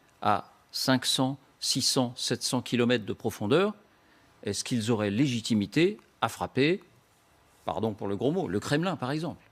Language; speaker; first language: French; native; French